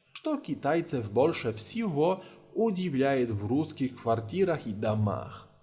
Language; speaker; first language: Russian; non-native, fluent; Polish